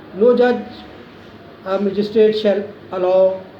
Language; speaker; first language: English; non-native, local second language; Urdu